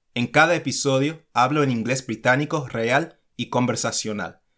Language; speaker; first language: Spanish; non-native, fluent; English